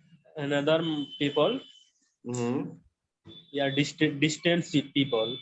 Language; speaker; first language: English; non-native, learner; Hindi